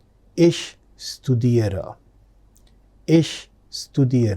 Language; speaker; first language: German; non-native, fluent; Telugu